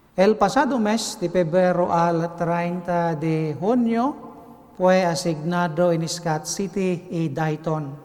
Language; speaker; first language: Spanish; non-native, learner; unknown